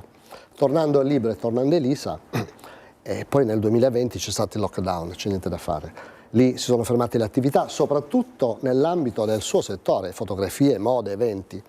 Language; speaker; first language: Italian; native; Italian